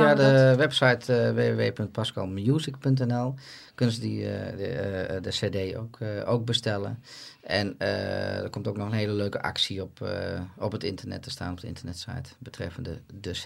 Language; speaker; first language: Dutch; native; Dutch